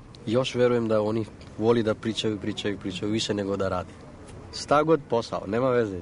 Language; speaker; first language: Croatian; non-native, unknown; Gujarati